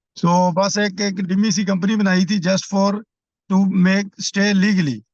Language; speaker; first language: Urdu; non-native, local second language; Punjabi